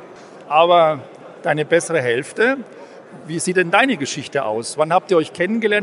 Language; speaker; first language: German; native; German